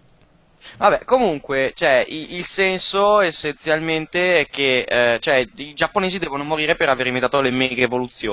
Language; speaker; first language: Italian; native; Italian